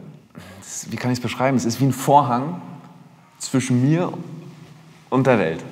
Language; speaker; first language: German; native; German